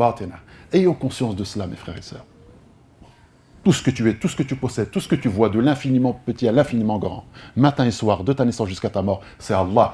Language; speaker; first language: French; native; French